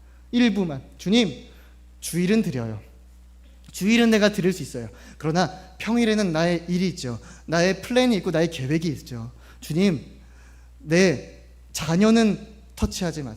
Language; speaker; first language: Korean; native; Korean